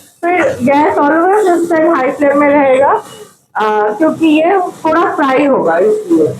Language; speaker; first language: Hindi; non-native, local second language; Bangla